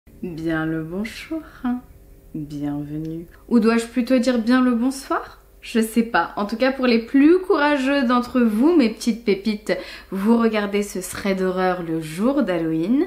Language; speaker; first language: French; native; French